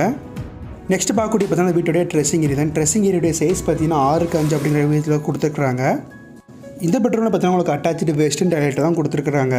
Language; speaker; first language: Tamil; native; Tamil